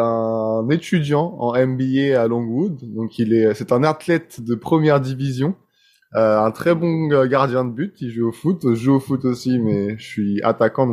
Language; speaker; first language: French; native; French